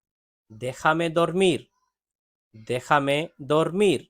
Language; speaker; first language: Spanish; non-native, fluent; Urdu